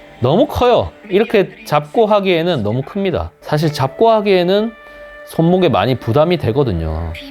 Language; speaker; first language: Korean; native; Korean